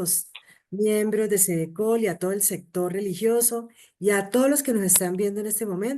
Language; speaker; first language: Spanish; native; Spanish